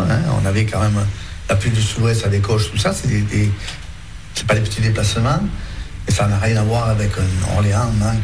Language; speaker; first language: French; native; French